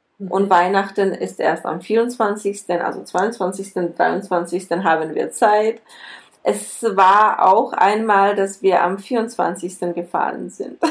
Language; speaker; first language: German; non-native, fluent; Czech